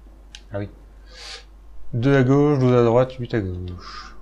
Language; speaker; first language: French; native; French